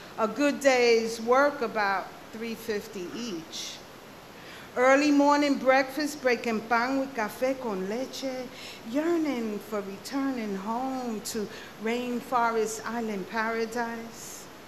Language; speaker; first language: English; early bilingual, other home language; Spanish